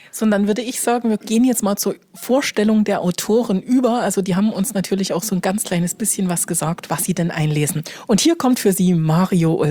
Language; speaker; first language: German; native; German